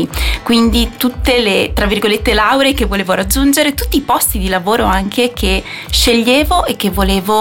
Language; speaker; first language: Italian; native; Italian